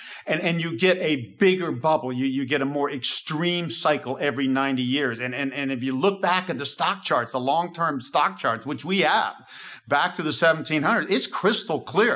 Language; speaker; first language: English; native; English